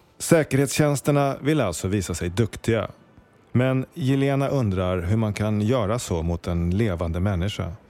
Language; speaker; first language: Swedish; native; Swedish